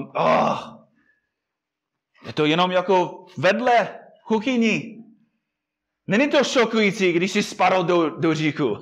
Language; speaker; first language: Czech; non-native, fluent; English